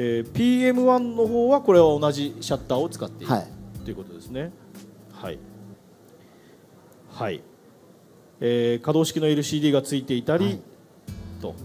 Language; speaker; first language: Japanese; native; Japanese